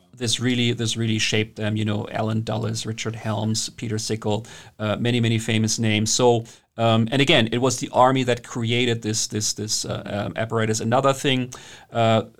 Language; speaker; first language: English; non-native, fluent; German